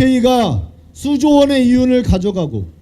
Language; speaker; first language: Korean; native; Korean